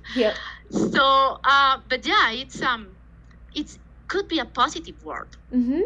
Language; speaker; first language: English; non-native, fluent; Spanish